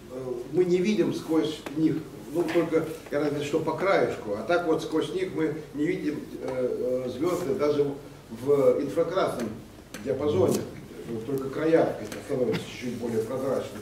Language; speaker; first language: Russian; native; Russian